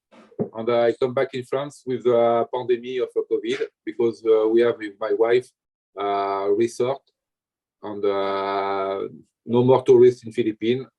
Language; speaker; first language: English; non-native, learner; French